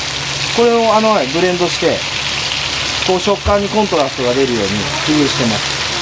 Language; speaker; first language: Japanese; native; Japanese